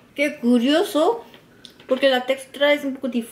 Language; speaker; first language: Spanish; non-native, learner; Korean